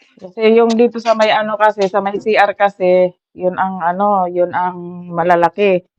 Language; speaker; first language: Filipino; non-native, local second language; Cebuano